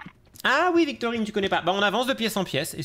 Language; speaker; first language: French; native; French